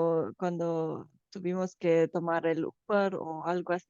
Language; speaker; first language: Spanish; non-native, fluent; Romanian